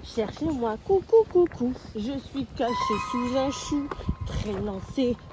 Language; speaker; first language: French; native; French